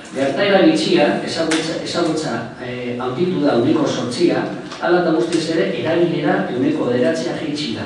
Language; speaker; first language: Basque; non-native, local second language; Spanish